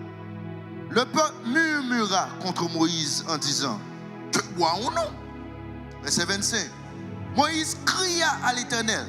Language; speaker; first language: French; non-native, local second language; Haitian Creole